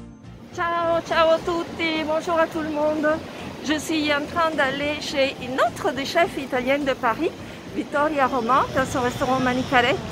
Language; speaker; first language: French; non-native, fluent; Italian